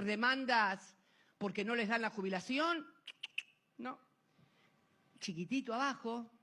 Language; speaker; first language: Spanish; native; Spanish